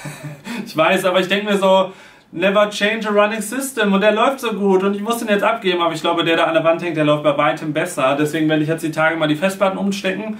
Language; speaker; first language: German; native; German